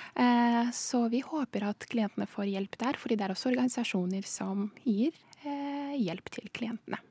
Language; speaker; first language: Norwegian; non-native, fluent; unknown